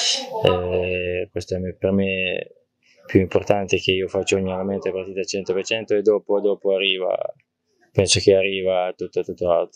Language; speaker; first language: Italian; non-native, learner; Croatian